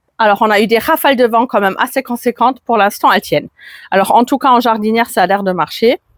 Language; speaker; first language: French; non-native, fluent; German